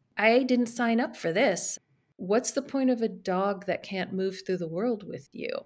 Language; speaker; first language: English; native; English